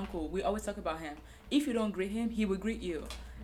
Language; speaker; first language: English; non-native, local second language; Yoruba